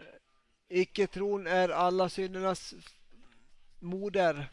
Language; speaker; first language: Swedish; non-native, local second language; Finnish